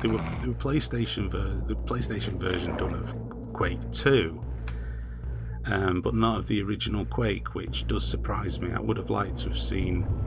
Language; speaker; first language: English; native; English